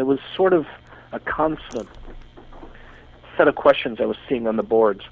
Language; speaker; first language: English; native; English